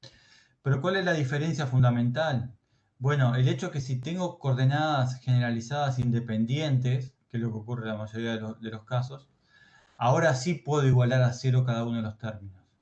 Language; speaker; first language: Spanish; native; Spanish